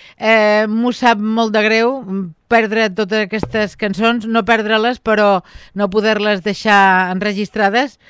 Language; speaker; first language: Catalan; native; Catalan